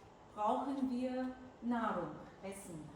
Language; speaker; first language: German; non-native, fluent; Bulgarian